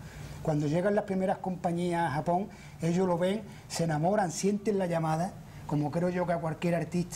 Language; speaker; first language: Spanish; native; Spanish